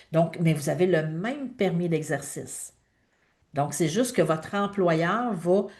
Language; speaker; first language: French; native; French